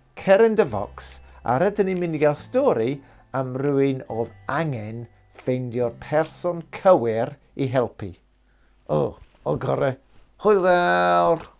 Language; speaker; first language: Welsh; non-native, local second language; English